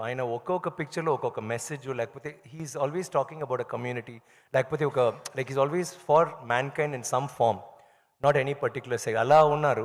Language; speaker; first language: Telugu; non-native, learner; Tamil